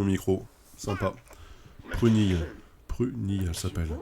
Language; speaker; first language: French; native; French